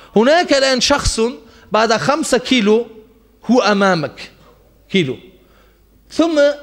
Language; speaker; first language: Arabic; non-native, fluent; German